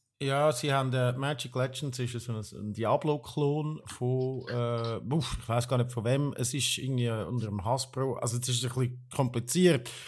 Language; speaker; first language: German; native; German